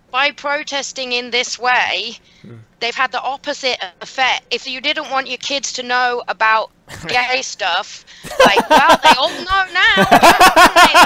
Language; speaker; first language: English; native; English